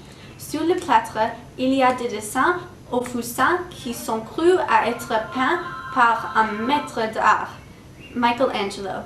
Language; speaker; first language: French; non-native, learner; English